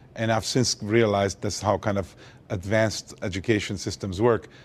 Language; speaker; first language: English; early bilingual, other home language; Armenian